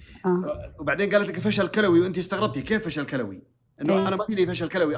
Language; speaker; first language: Arabic; native; Arabic